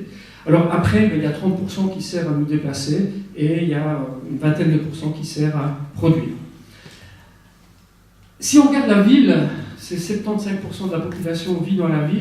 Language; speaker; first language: French; native; French